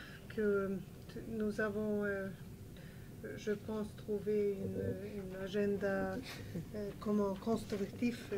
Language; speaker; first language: French; non-native, learner; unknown